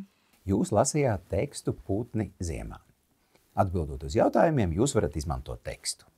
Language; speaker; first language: Latvian; native; Latvian